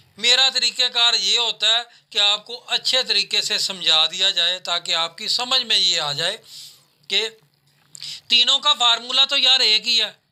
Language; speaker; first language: Urdu; non-native, local second language; Punjabi